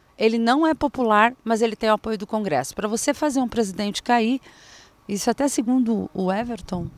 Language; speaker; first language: Portuguese; native; Portuguese